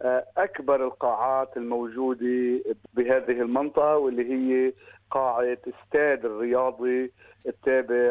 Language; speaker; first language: Arabic; native; Arabic